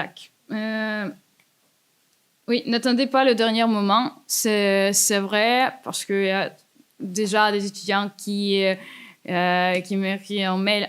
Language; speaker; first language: French; non-native, fluent; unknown